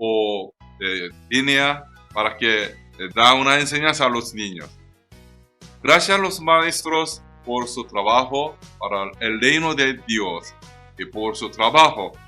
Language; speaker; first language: Spanish; non-native, learner; Korean